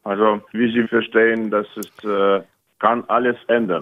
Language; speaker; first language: German; non-native, fluent; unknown